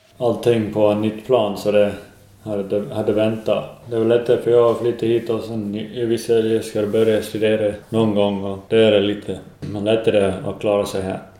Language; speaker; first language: Swedish; non-native, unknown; English